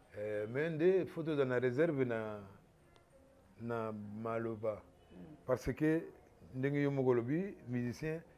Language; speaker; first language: Lingala; native; Lingala